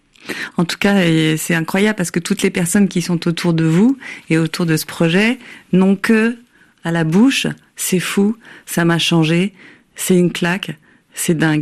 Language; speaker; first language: French; native; French